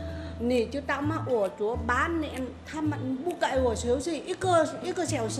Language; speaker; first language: Chinese; non-native, learner; Vietnamese